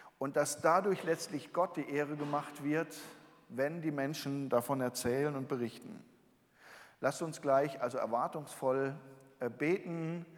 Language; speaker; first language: German; native; German